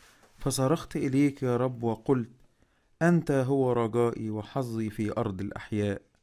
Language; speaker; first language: Arabic; native; Arabic